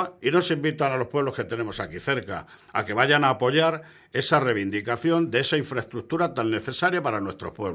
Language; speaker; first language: Spanish; native; Spanish